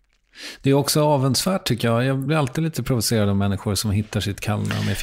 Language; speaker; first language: Swedish; native; Swedish